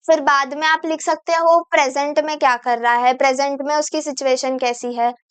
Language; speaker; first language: Hindi; non-native, local second language; Marathi